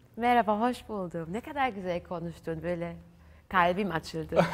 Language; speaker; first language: Turkish; early bilingual, heritage; German